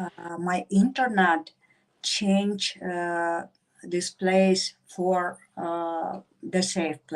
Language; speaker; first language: English; non-native, learner; Russian